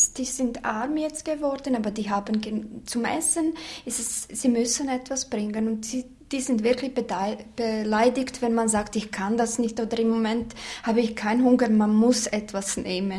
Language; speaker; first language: German; non-native, fluent; Bosnian